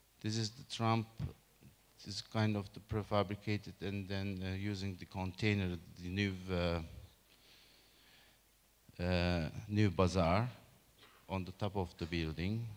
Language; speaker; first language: English; non-native, learner; Turkish